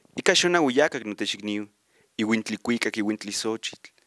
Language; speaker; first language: Spanish; native; Spanish